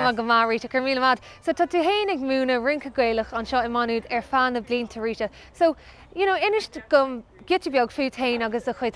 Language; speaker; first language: Irish; non-native, local second language; English